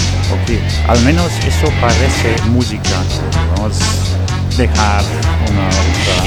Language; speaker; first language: Spanish; non-native, learner; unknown